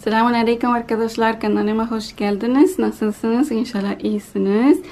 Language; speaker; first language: Turkish; non-native, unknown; Spanish